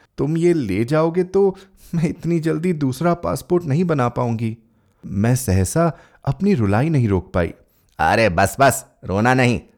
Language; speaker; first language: Hindi; native; Hindi